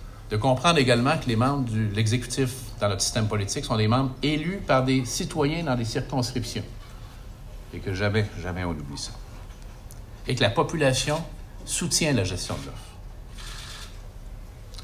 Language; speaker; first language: French; native; French